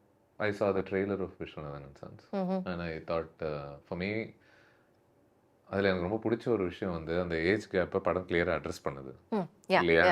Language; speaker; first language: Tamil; native; Tamil